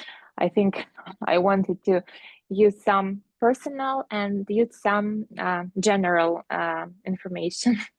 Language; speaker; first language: English; non-native, fluent; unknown